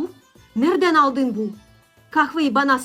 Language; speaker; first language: Turkish; non-native, learner; Russian